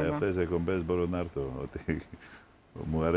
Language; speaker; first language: Greek; non-native, fluent; Polish